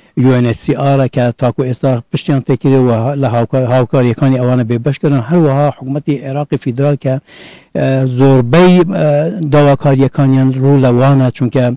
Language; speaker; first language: Central Kurdish; native; Central Kurdish